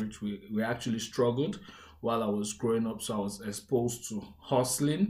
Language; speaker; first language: English; non-native, local second language; Igbo